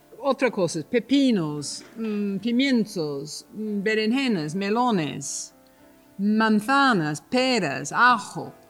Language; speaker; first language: Spanish; non-native, fluent; English